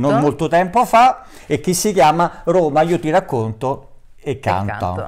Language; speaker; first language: Italian; native; Italian